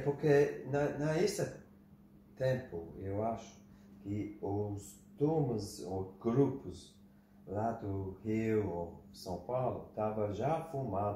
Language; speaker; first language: Portuguese; non-native, learner; English